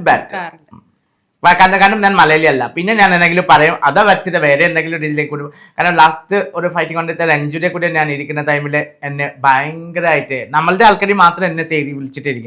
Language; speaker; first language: Malayalam; non-native, local second language; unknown